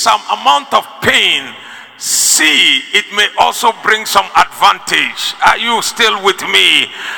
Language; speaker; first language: English; non-native, local second language; Akan